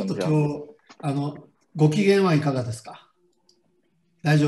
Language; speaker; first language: Japanese; native; Japanese